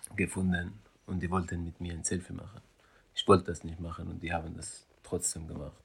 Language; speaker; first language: German; non-native, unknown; Persian